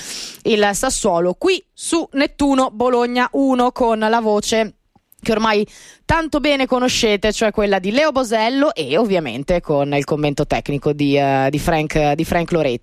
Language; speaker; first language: Italian; native; Italian